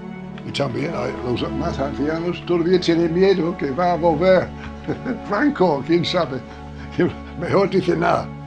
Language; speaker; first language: Spanish; non-native, fluent; English